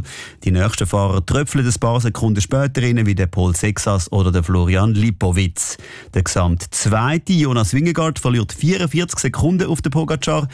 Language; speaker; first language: German; native; German